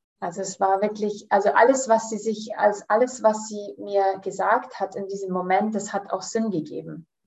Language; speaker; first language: German; early bilingual, heritage; German